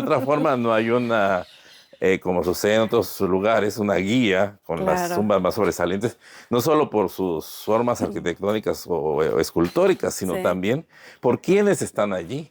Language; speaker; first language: Spanish; native; Spanish